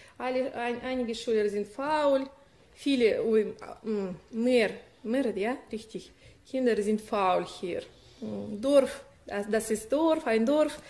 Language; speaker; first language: German; non-native, learner; Russian